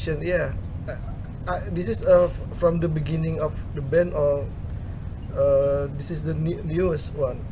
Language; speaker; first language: English; non-native, learner; Indonesian